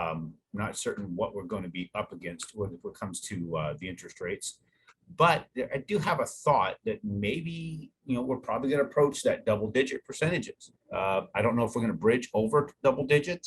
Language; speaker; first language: English; native; English